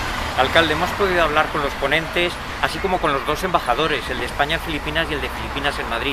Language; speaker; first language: Spanish; native; Spanish